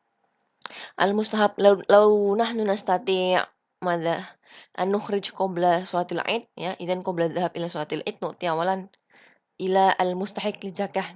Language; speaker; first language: Arabic; non-native, fluent; Indonesian